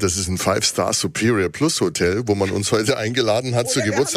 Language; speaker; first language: German; native; German